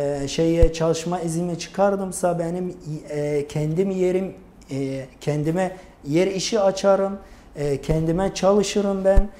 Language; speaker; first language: Turkish; non-native, fluent; Arabic